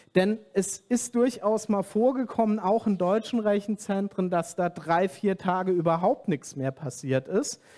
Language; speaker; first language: German; native; German